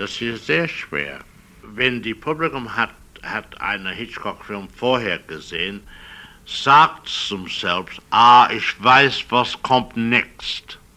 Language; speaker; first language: German; non-native, learner; English